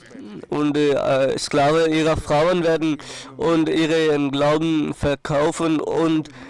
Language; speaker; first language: German; non-native, fluent; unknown